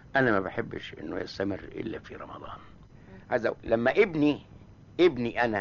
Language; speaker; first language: Arabic; native; Arabic